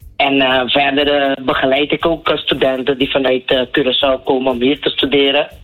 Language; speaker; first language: Dutch; non-native, local second language; Papiamento